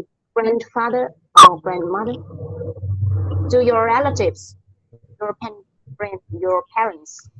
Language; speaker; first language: English; non-native, learner; Vietnamese